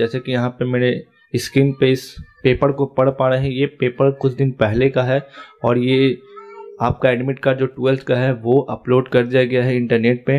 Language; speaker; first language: Hindi; native; Hindi